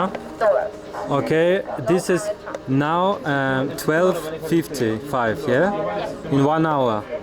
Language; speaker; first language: English; non-native, fluent; Russian